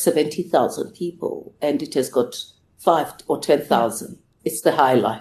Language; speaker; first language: English; non-native, local second language; Zulu